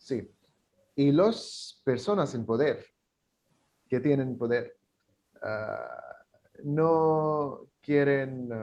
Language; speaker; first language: Spanish; non-native, learner; English